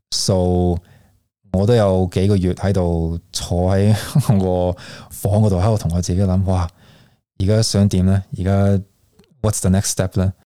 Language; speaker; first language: Cantonese; early bilingual, heritage; Cantonese